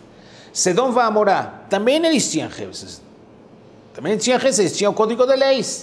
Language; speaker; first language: Portuguese; non-native, fluent; Spanish